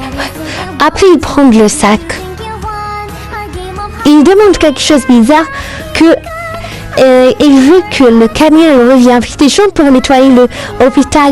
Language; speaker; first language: French; non-native, learner; Arabic